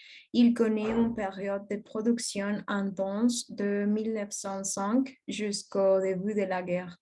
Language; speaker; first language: French; non-native, learner; Spanish